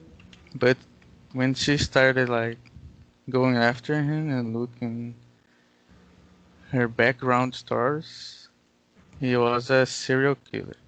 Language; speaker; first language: English; non-native, learner; Portuguese